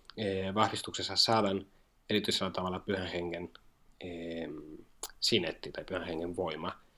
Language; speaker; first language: Finnish; non-native, fluent; Spanish